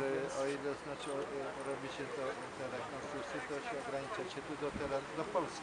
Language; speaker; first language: Polish; native; Polish